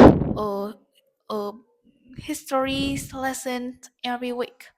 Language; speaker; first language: English; non-native, learner; Vietnamese